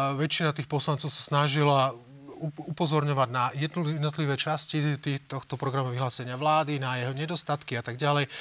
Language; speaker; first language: Slovak; native; Slovak